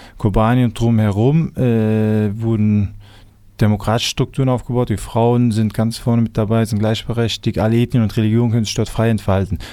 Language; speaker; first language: German; early bilingual, other home language; Kurdish